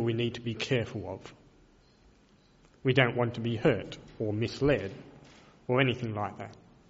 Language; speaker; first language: English; native; English